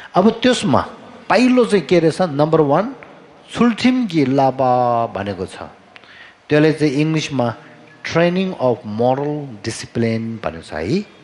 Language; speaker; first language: Nepali; non-native, local second language; Tibetan